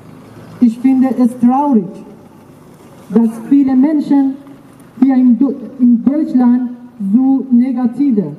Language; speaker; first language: German; non-native, learner; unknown